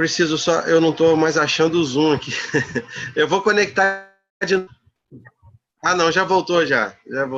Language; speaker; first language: Portuguese; native; Portuguese